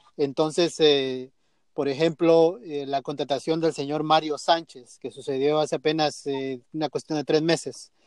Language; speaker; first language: Spanish; native; Spanish